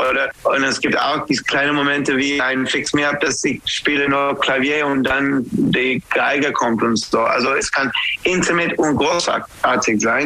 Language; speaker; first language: German; non-native, fluent; English